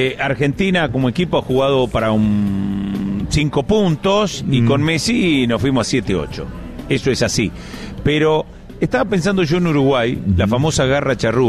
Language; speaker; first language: Spanish; native; Spanish